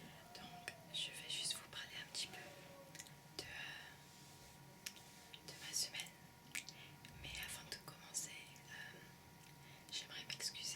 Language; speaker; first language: French; early bilingual, heritage; French